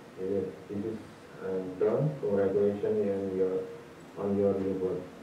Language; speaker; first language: English; non-native, learner; Indonesian